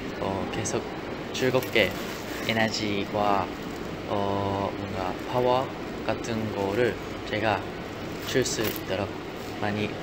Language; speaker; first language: Korean; non-native, fluent; Japanese